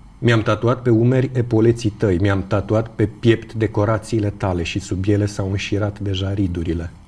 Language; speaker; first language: Romanian; native; Romanian